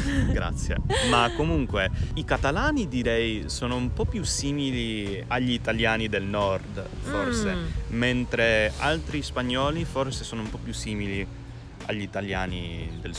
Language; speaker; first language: Italian; non-native, fluent; English